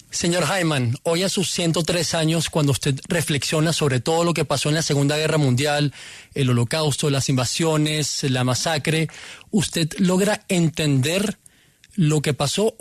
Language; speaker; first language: Spanish; native; Spanish